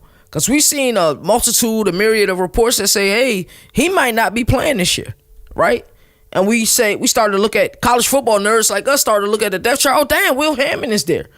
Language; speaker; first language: English; native; English